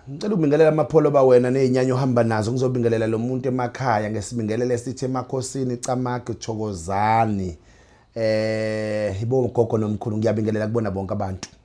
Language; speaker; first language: Zulu; native; Zulu